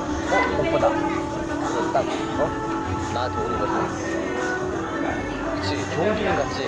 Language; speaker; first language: Korean; native; Korean